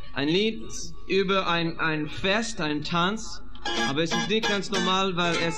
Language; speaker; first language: German; non-native, fluent; English